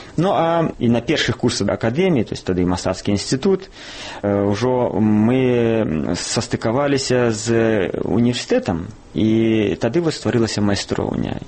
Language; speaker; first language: Belarusian; native; Belarusian